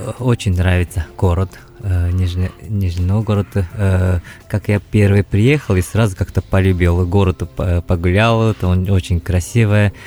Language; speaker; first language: Russian; non-native, fluent; Japanese